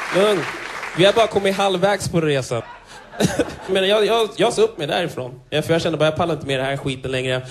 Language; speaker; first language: Swedish; native; Swedish